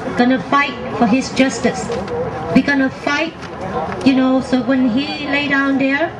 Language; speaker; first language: English; non-native, fluent; Vietnamese